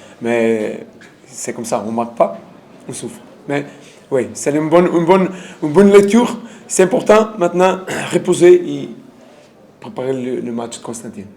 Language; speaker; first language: French; non-native, learner; Portuguese